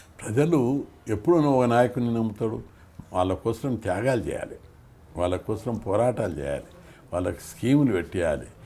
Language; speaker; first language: Telugu; native; Telugu